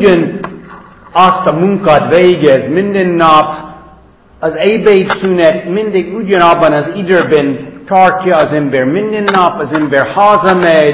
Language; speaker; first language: Hungarian; non-native, fluent; English